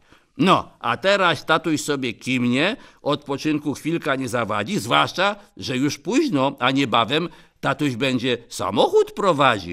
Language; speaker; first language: Polish; native; Polish